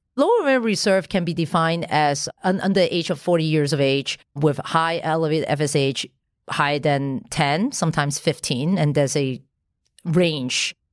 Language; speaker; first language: English; non-native, local second language; Cantonese